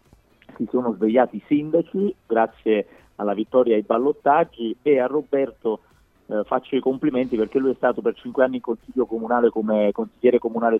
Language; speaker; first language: Italian; native; Italian